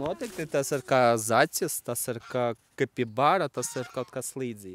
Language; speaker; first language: Latvian; non-native, local second language; Russian